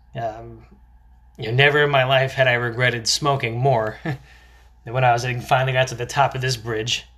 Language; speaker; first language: English; native; English